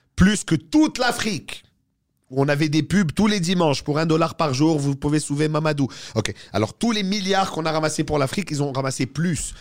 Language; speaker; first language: French; native; French